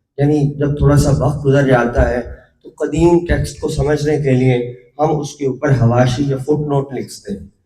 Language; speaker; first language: Urdu; non-native, local second language; Punjabi